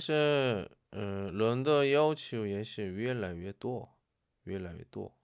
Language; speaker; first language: Chinese; non-native, learner; Korean